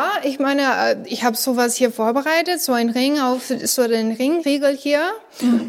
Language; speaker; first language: German; non-native, learner; English